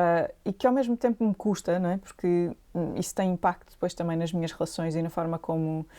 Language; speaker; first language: Portuguese; native; Portuguese